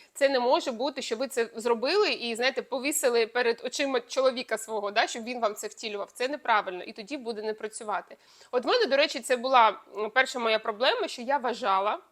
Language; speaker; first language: Ukrainian; non-native, local second language; Russian